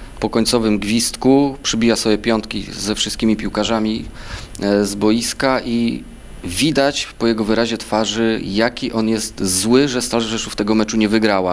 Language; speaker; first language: Polish; native; Polish